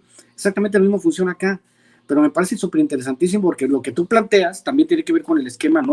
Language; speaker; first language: Spanish; native; Spanish